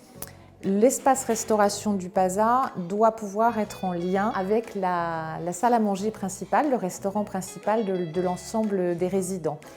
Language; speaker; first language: French; native; French